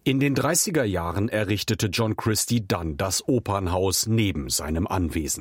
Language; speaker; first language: German; native; German